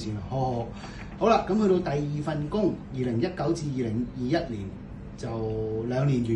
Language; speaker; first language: Cantonese; native; Cantonese